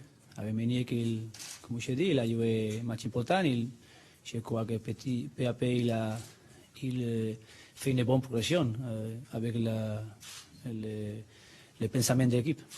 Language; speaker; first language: French; non-native, learner; Spanish